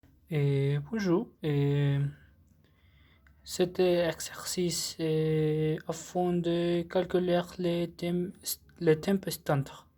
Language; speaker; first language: French; non-native, learner; Spanish